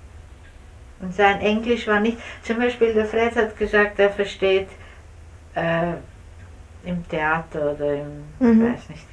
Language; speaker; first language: German; native; German